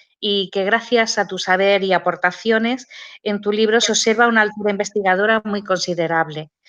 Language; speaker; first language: Spanish; native; Spanish